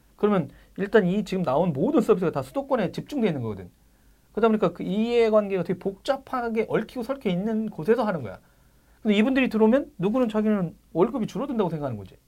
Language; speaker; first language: Korean; native; Korean